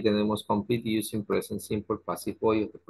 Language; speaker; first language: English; non-native, fluent; Spanish